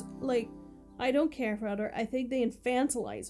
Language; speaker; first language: English; native; English